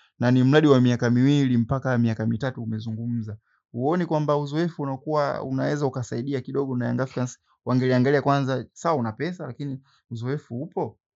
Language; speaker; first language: Swahili; native; Swahili